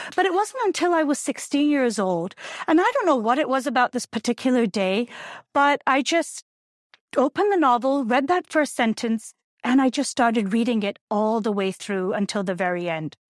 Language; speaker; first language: English; non-native, local second language; Urdu